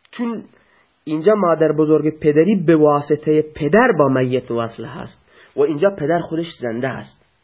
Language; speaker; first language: Persian; non-native, local second language; Baluchi